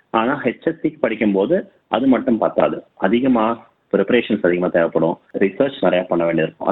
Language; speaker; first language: Tamil; non-native, local second language; Telugu